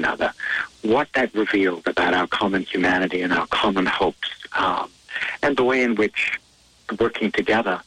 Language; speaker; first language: English; native; English